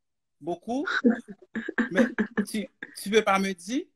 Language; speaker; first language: French; non-native, learner; Haitian Creole